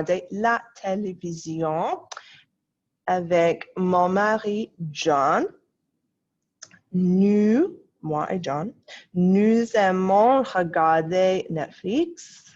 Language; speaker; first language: French; non-native, fluent; English